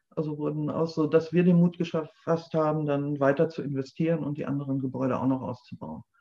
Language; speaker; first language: German; native; German